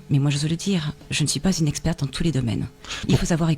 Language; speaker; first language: French; native; French